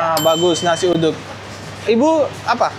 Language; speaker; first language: Indonesian; non-native, learner; Malayalam